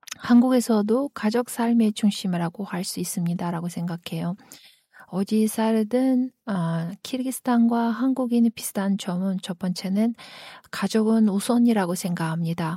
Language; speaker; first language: Korean; non-native, learner; Kyrgyz